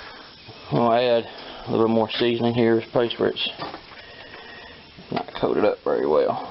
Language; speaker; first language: English; native; English